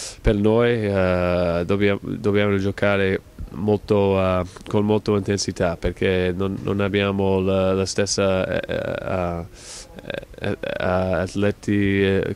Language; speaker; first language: Italian; non-native, fluent; English